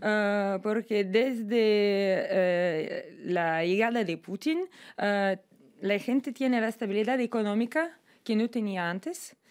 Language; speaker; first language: Spanish; non-native, fluent; Russian